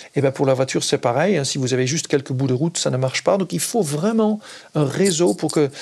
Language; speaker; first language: French; non-native, fluent; Dutch